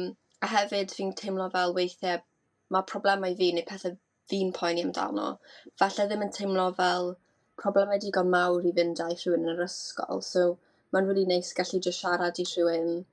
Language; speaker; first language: Welsh; native; Welsh